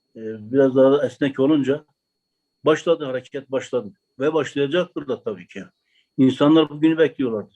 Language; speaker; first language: Turkish; native; Turkish